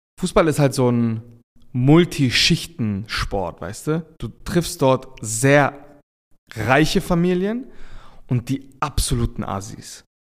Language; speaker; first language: German; early bilingual, other home language; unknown